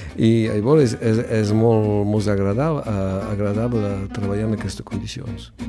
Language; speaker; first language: Catalan; non-native, local second language; French